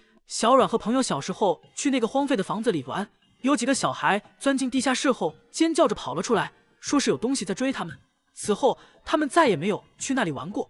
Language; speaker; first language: Chinese; native; Chinese